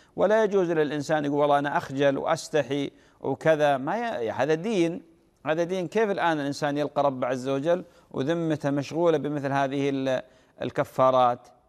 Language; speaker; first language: Arabic; native; Arabic